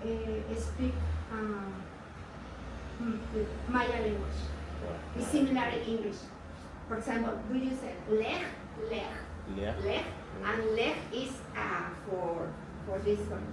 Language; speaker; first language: English; non-native, learner; Spanish